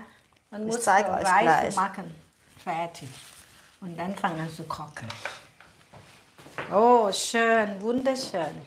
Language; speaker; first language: German; non-native, learner; Thai